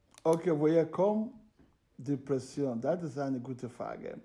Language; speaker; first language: German; non-native, fluent; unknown